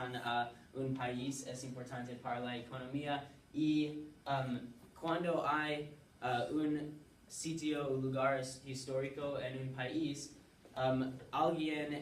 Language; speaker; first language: Spanish; non-native, learner; English